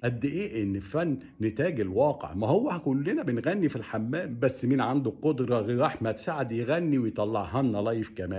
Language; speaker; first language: Arabic; native; Arabic